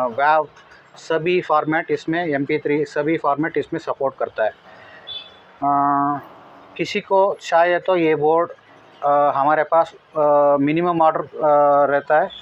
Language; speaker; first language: Hindi; non-native, local second language; Telugu